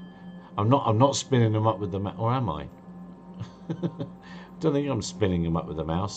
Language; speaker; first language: English; native; English